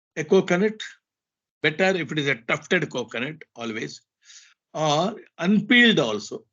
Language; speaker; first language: English; non-native, local second language; Kannada